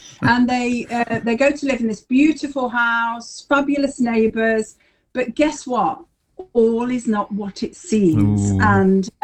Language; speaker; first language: English; native; English